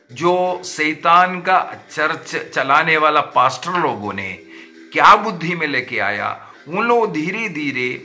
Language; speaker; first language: Hindi; non-native, local second language; Malayalam